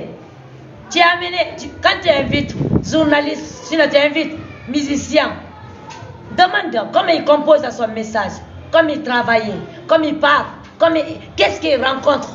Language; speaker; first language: French; non-native, local second language; Susu